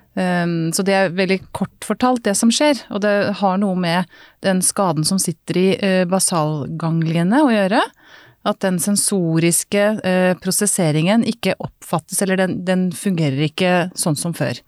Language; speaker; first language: Norwegian; native; Norwegian